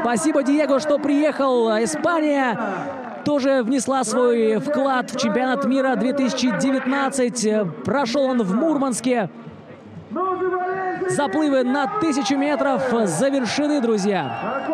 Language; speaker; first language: Russian; native; Russian